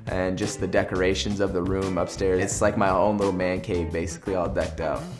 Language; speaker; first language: English; native; English